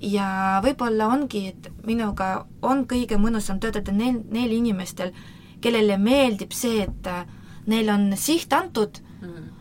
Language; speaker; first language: Estonian; non-native, local second language; Russian